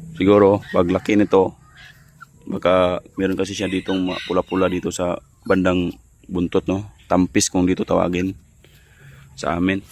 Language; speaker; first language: Filipino; non-native, local second language; Cebuano